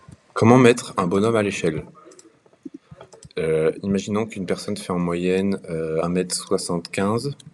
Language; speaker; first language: French; native; French